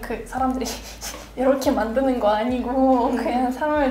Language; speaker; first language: Korean; non-native, fluent; Russian